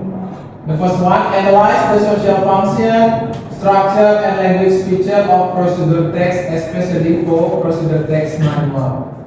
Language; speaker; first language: English; non-native, learner; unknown